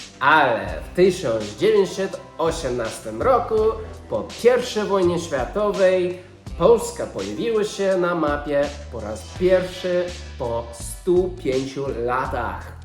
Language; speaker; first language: Polish; non-native, fluent; English